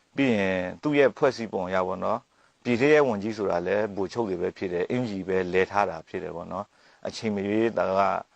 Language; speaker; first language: Burmese; non-native, local second language; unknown